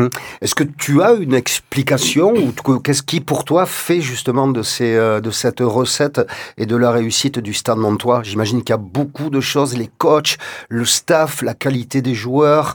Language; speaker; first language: French; native; French